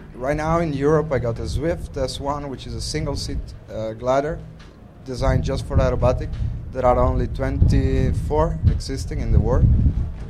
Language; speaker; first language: English; non-native, fluent; Italian